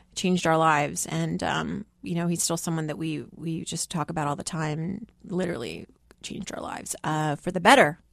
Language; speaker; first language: English; early bilingual, other home language; Persian